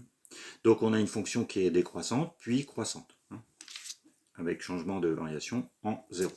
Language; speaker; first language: French; native; French